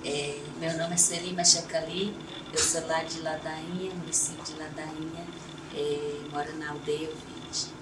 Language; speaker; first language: Portuguese; non-native, local second language; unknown